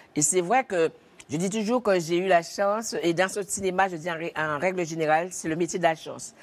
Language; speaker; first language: French; native; French